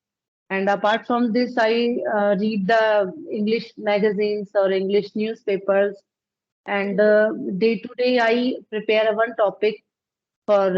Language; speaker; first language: English; non-native, learner; Punjabi